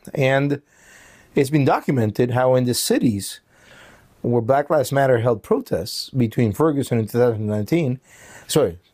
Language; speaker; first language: English; early bilingual, other home language; Spanish